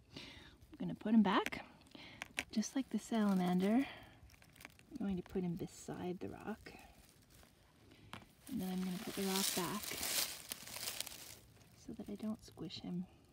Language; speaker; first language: English; native; English